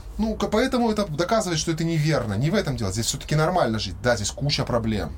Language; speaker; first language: Russian; native; Russian